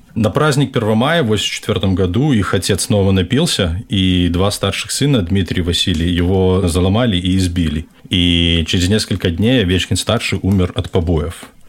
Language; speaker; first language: Russian; native; Russian